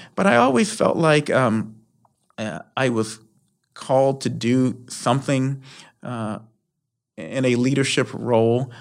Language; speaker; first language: English; native; English